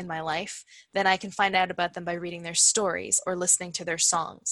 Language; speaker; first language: English; native; English